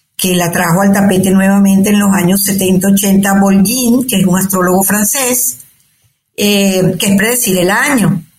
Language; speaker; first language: Spanish; native; Spanish